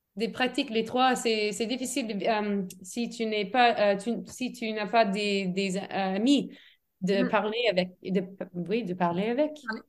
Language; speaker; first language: French; non-native, fluent; English